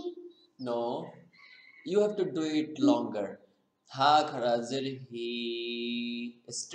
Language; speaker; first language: English; non-native, fluent; Bangla